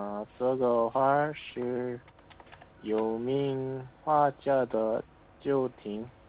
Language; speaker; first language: Chinese; non-native, learner; Korean